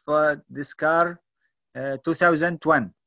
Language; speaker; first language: English; non-native, learner; Arabic